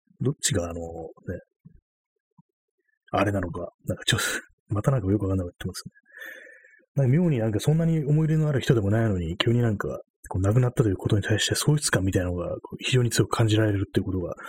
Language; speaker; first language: Japanese; native; Japanese